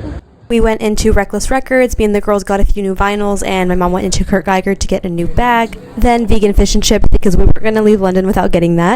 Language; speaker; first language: English; native; English